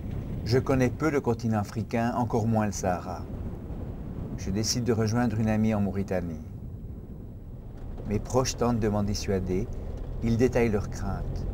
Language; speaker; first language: French; native; French